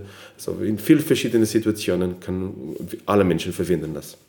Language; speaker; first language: German; non-native, fluent; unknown